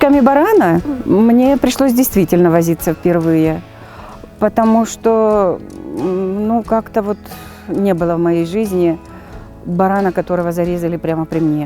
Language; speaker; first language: Russian; native; Russian